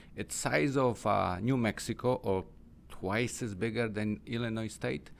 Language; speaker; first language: English; non-native, learner; Polish